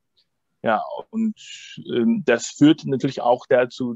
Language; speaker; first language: German; non-native, fluent; Chinese